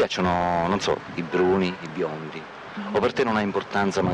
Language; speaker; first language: Italian; native; Italian